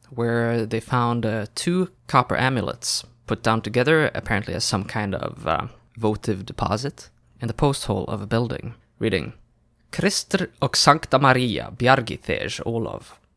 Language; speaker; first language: English; non-native, fluent; Norwegian